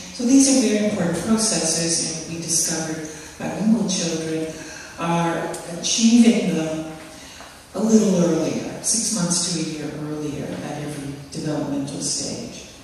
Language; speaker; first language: English; native; English